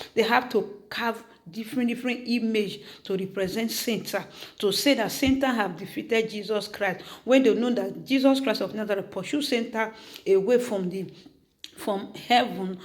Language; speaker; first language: Nigerian Pidgin; native; Nigerian Pidgin